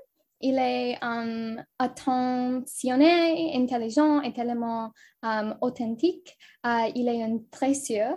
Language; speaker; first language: French; non-native, local second language; English